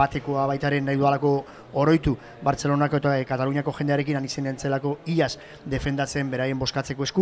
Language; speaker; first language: Basque; native; Basque